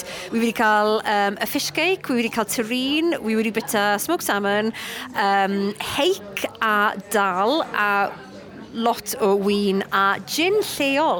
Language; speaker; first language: Welsh; native; Welsh